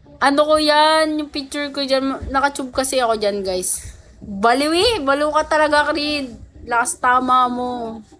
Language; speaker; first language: Filipino; non-native, local second language; Cebuano